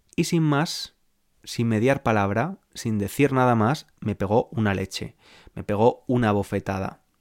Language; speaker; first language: Spanish; native; Spanish